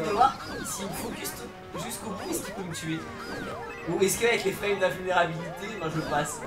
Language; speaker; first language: French; native; French